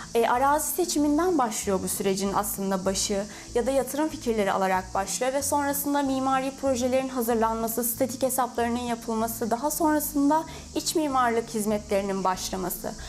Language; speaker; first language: Turkish; native; Turkish